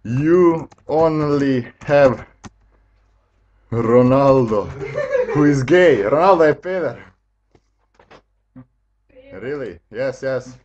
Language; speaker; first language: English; non-native, learner; Bosnian